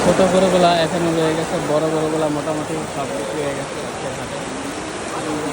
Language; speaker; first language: Bangla; native; Bangla